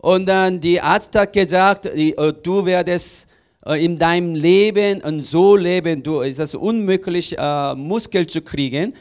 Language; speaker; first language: German; non-native, learner; Korean